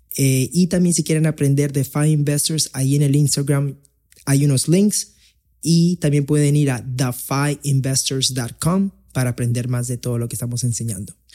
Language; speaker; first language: Spanish; early bilingual, heritage; Spanish